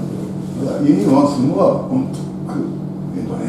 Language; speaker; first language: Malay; non-native, learner; Japanese